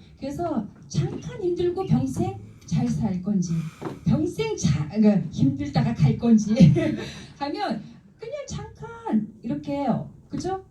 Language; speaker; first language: Korean; non-native, fluent; Mongolian